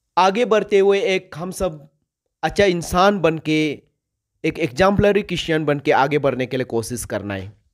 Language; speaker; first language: Hindi; non-native, local second language; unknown